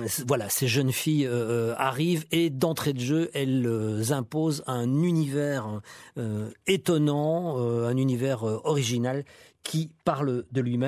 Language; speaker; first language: French; native; French